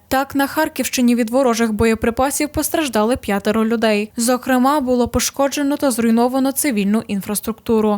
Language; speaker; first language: Ukrainian; native; Ukrainian